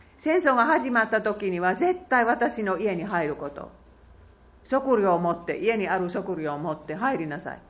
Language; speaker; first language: Japanese; non-native, fluent; Finnish